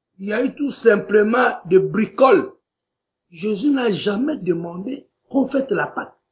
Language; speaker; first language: French; non-native, local second language; Lingala